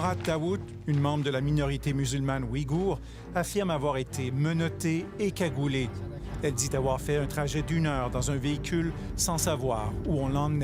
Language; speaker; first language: French; native; French